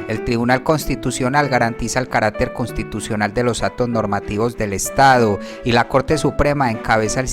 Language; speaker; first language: Spanish; native; Spanish